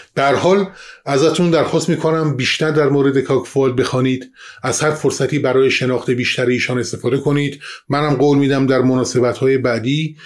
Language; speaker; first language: Persian; non-native, local second language; Kurdish